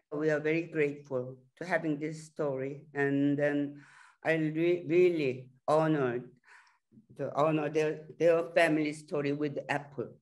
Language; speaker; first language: English; non-native, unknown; Korean